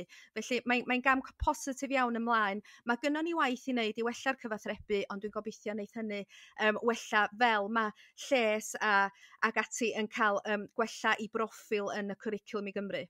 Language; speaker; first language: Welsh; native; Welsh